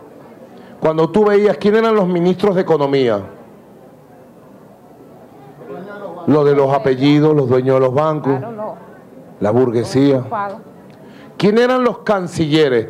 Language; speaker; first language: Spanish; native; Spanish